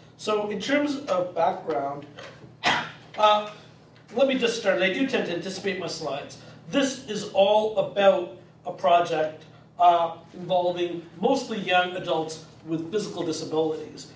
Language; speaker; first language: English; native; English